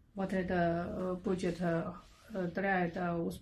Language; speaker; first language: Russian; non-native, learner; Chinese